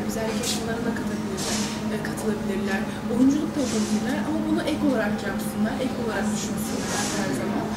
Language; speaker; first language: Turkish; early bilingual, heritage; Turkish